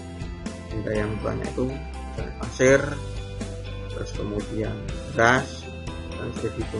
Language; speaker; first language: Indonesian; native; Indonesian